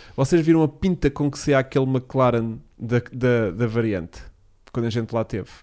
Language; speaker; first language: Portuguese; native; Portuguese